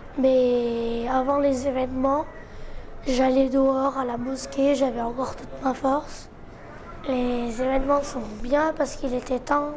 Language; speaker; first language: French; non-native, local second language; Arabic